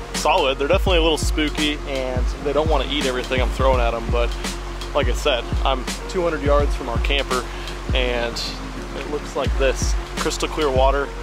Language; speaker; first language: English; native; English